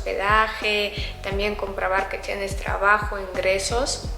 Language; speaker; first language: Spanish; non-native, fluent; Russian